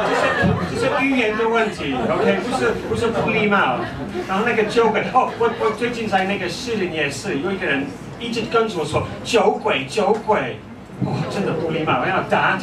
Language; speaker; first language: Chinese; non-native, fluent; English